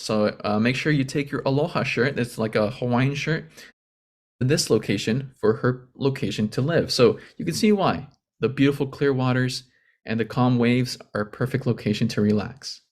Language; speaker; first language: English; native; English